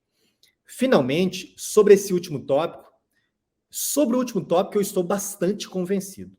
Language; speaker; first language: Portuguese; native; Portuguese